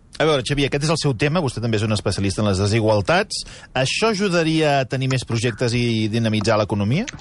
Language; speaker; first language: Catalan; native; Catalan